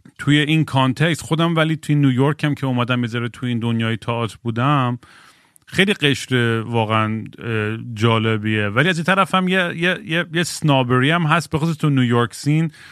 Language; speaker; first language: Persian; native; Persian